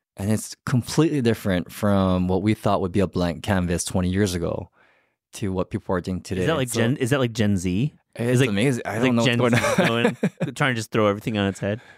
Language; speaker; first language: English; native; English